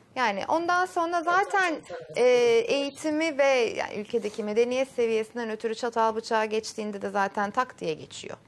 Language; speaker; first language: Turkish; native; Turkish